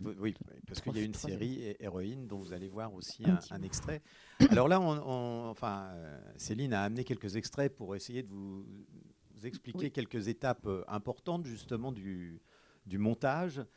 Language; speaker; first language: French; native; French